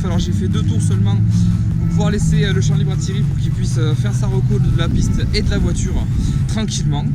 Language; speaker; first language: French; native; French